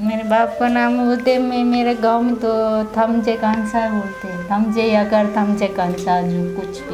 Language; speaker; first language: Hindi; early bilingual, other home language; Nepali